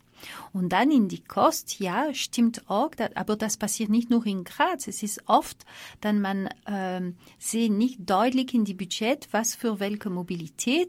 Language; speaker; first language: German; non-native, fluent; French